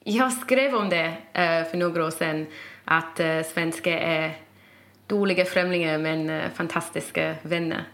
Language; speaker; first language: Swedish; non-native, fluent; English